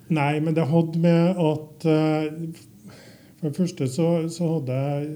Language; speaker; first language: Norwegian; native; Norwegian